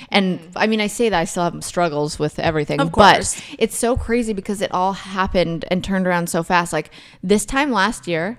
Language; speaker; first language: English; native; English